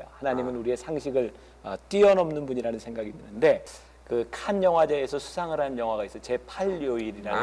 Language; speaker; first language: Korean; native; Korean